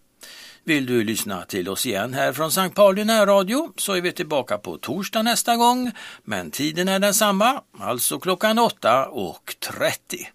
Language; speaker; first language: Swedish; native; Swedish